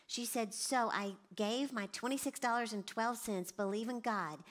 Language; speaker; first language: English; native; English